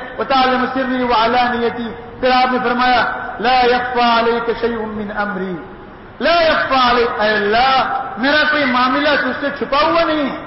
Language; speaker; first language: Urdu; non-native, local second language; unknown